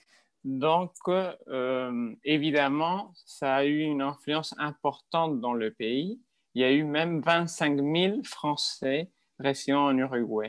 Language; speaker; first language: French; non-native, fluent; Spanish